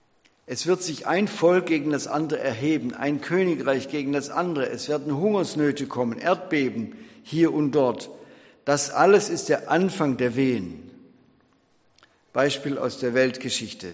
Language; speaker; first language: German; native; German